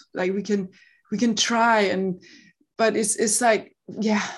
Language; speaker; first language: English; non-native, fluent; Danish